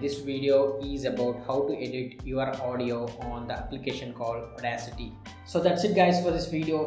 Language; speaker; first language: English; non-native, local second language; Telugu